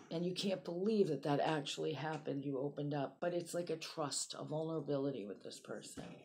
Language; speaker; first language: English; native; English